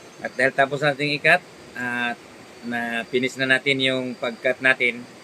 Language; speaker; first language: Filipino; non-native, local second language; Cebuano